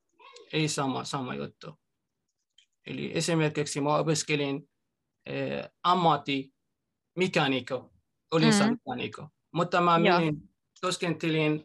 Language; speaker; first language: Finnish; non-native, learner; Arabic